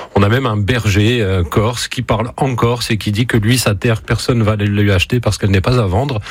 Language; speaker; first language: French; native; French